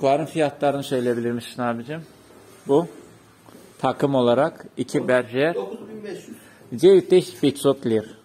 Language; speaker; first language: Turkish; non-native, fluent; Russian